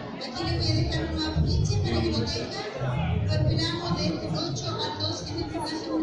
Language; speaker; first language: Spanish; native; Spanish